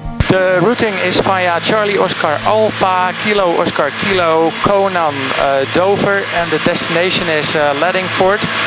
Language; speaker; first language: English; non-native, fluent; Dutch